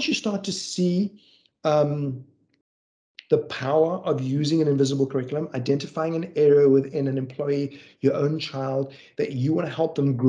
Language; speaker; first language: English; native; English